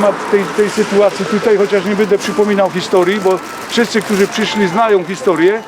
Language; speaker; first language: Polish; native; Polish